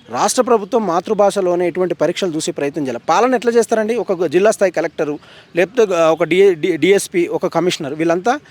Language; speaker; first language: Telugu; native; Telugu